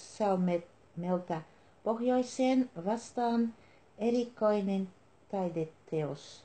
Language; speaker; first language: Finnish; non-native, learner; Dutch